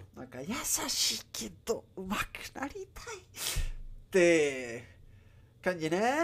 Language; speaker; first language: Japanese; non-native, learner; Spanish